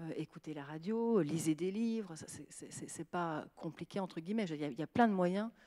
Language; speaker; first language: French; native; French